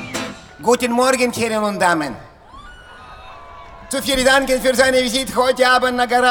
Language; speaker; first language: German; non-native, learner; Russian